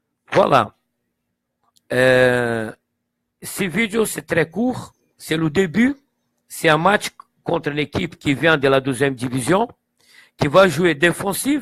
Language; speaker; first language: French; non-native, fluent; Portuguese